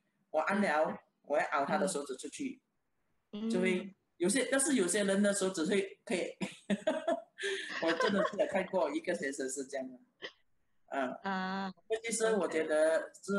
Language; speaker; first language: Chinese; native; Chinese